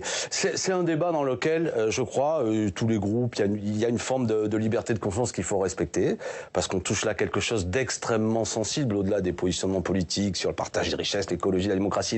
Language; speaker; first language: French; native; French